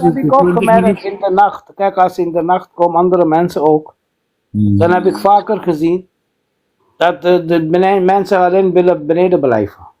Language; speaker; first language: Dutch; non-native, fluent; Urdu